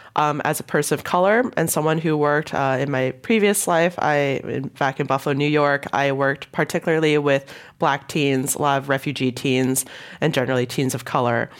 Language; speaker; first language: English; non-native, local second language; Cantonese